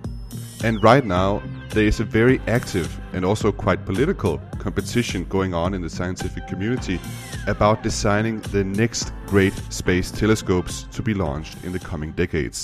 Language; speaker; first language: English; non-native, fluent; Danish